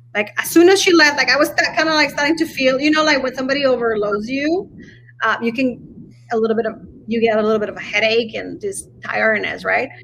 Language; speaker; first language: English; non-native, fluent; Spanish